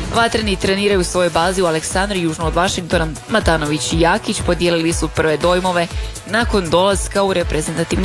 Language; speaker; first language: Serbian; native; Serbian